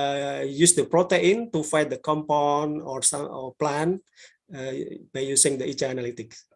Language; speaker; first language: English; non-native, learner; Indonesian